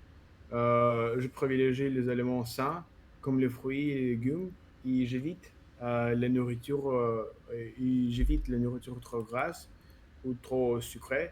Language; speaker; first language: French; non-native, learner; Russian